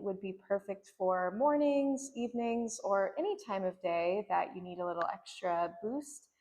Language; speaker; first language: English; native; English